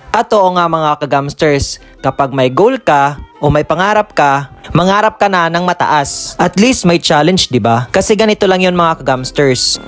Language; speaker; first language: Filipino; non-native, local second language; Hiligaynon